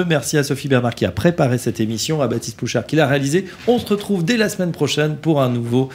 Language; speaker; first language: French; native; French